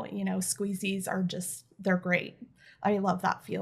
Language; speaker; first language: English; native; English